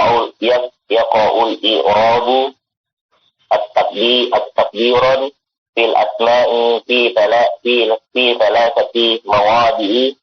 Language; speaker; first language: Arabic; non-native, learner; Indonesian